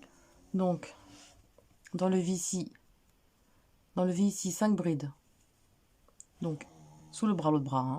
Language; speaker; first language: French; native; French